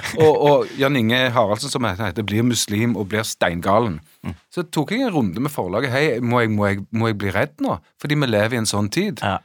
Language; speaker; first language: Norwegian; native; Norwegian